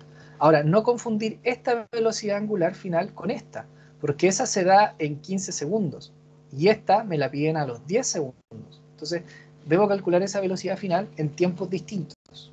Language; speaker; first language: Spanish; native; Spanish